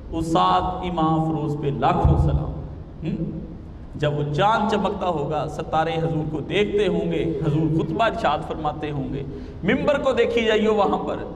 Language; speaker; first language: Urdu; non-native, local second language; Punjabi